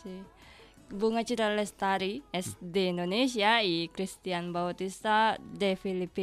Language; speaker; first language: Catalan; non-native, learner; Indonesian